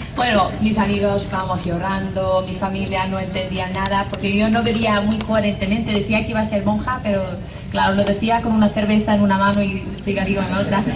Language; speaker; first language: Spanish; non-native, fluent; English